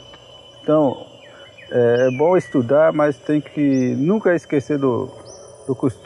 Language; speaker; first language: Portuguese; non-native, local second language; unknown